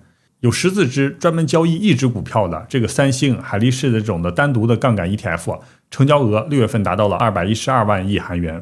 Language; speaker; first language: Chinese; native; Chinese